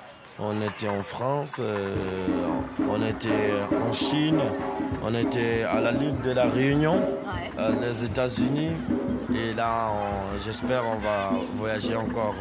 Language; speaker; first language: French; non-native, fluent; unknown